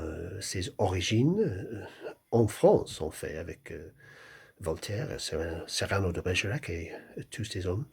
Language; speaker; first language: French; non-native, fluent; English